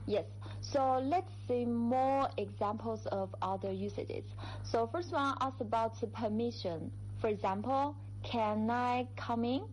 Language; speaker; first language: English; non-native, fluent; Chinese